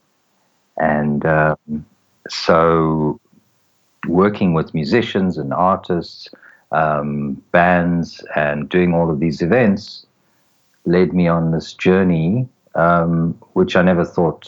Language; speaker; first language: English; native; English